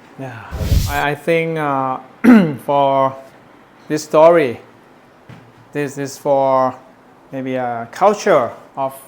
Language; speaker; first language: English; non-native, learner; Thai